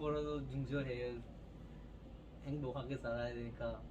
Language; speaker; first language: Korean; non-native, learner; Urdu